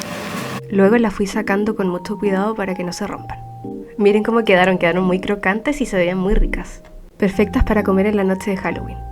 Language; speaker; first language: Spanish; native; Spanish